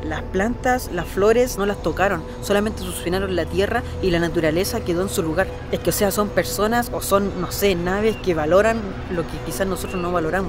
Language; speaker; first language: Spanish; native; Spanish